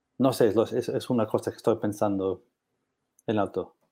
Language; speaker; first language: Spanish; non-native, learner; English